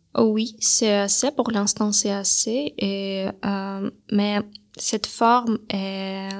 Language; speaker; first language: French; non-native, learner; Russian